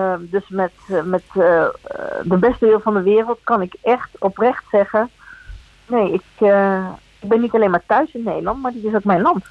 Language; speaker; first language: Dutch; early bilingual, other home language; Spanish